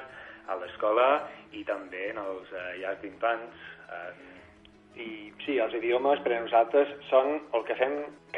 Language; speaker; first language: Catalan; non-native, fluent; English